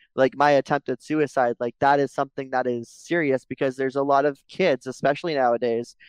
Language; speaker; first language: English; native; English